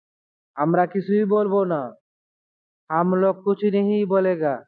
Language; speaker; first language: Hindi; non-native, learner; Bangla